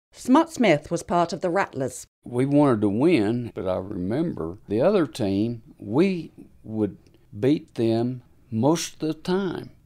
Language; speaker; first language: English; native; English